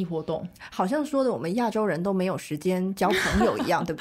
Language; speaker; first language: Chinese; native; Chinese